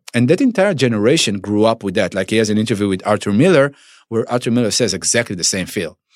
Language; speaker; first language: English; non-native, fluent; Hebrew